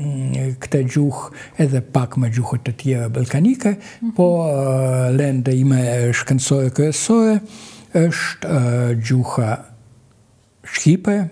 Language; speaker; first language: Albanian; non-native, fluent; Russian